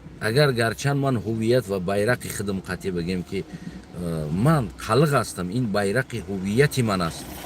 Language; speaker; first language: Tajik; non-native, local second language; Uzbek